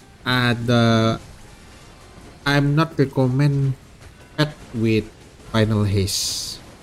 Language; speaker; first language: English; non-native, learner; Indonesian